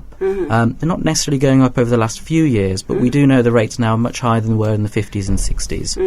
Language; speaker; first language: English; native; English